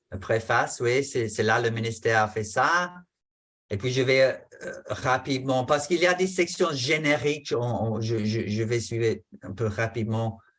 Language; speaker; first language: French; non-native, fluent; English